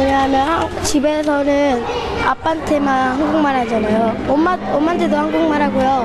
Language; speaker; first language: Korean; early bilingual, heritage; Korean